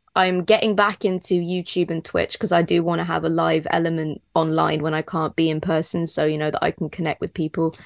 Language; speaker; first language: English; native; English